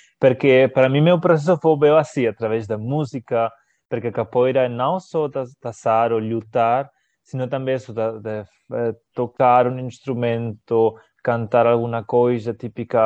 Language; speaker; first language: Portuguese; non-native, learner; Galician